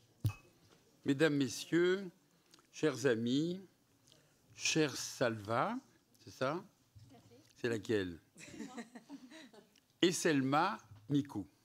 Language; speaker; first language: French; native; French